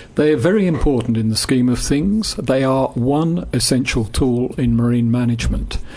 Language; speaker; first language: English; native; English